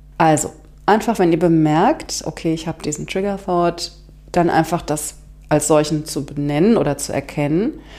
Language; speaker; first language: German; native; German